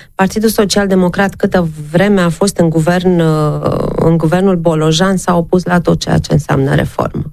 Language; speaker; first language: Romanian; native; Romanian